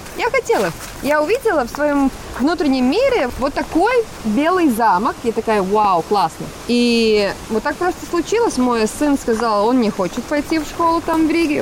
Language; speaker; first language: Russian; non-native, local second language; Latvian